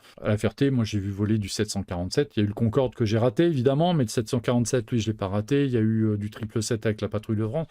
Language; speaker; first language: French; native; French